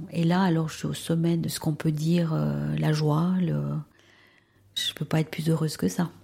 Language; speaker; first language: French; early bilingual, other home language; Spanish